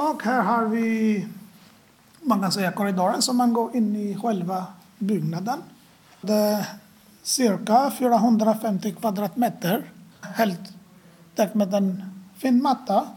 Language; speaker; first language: Swedish; non-native, fluent; Arabic